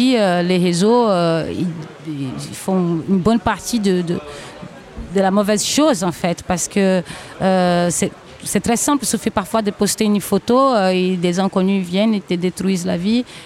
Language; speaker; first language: French; non-native, fluent; Portuguese